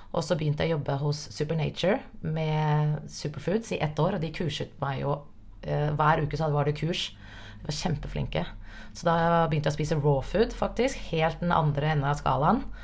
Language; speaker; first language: Norwegian; native; Norwegian